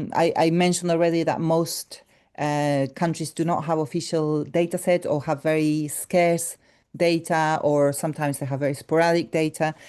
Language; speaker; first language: English; non-native, fluent; Spanish